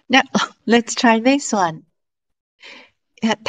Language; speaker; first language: English; non-native, fluent; Chinese